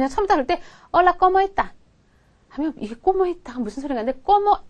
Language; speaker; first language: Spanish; non-native, fluent; Korean